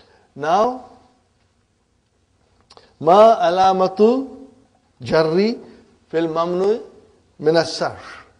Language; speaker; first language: Arabic; non-native, fluent; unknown